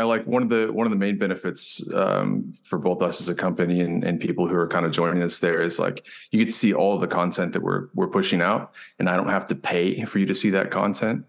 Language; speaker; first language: English; native; English